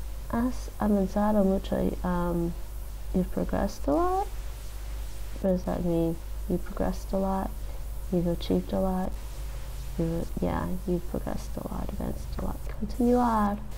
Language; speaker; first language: English; native; English